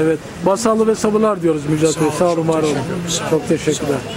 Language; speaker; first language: Turkish; native; Turkish